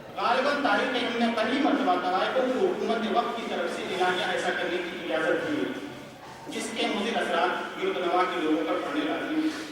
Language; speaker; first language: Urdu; native; Urdu